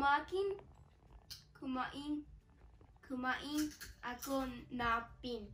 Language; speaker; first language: Filipino; non-native, learner; English